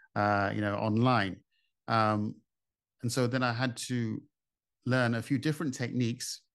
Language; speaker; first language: English; native; English